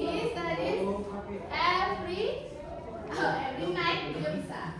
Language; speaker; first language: English; non-native, learner; Indonesian